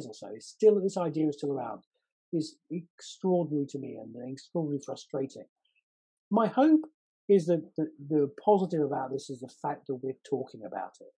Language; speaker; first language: English; native; English